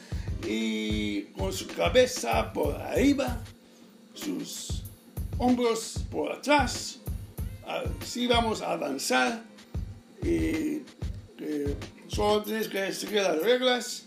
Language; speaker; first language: Spanish; non-native, fluent; English